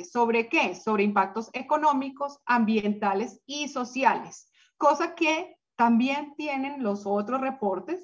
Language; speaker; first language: Spanish; native; Spanish